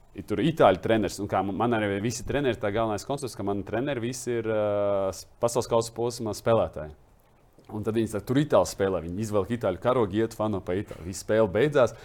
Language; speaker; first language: Latvian; non-native, local second language; Russian